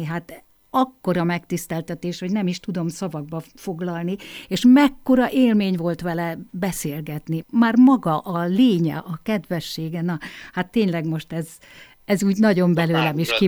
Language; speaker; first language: Hungarian; native; Hungarian